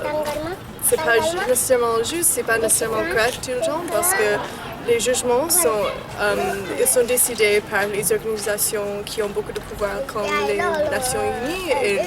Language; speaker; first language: French; early bilingual, heritage; Chinese